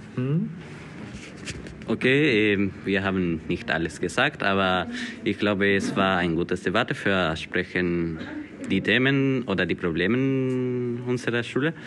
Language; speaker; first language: German; non-native, learner; Spanish